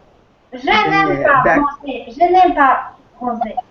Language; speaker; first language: French; non-native, learner; Russian